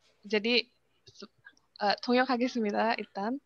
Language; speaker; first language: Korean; non-native, learner; Indonesian